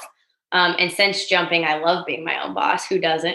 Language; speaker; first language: English; native; English